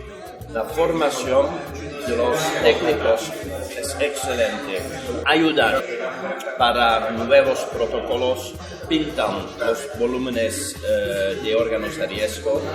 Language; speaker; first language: Spanish; non-native, fluent; Dutch